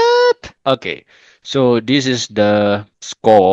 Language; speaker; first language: English; non-native, fluent; Indonesian